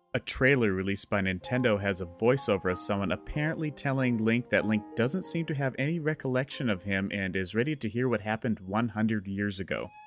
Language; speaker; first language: English; native; English